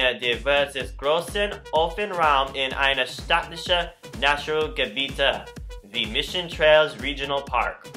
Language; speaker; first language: German; non-native, learner; English